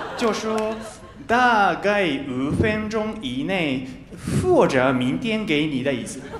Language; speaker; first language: Chinese; non-native, fluent; Japanese